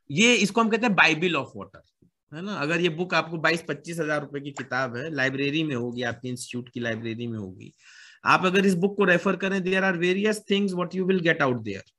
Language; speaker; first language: Hindi; native; Hindi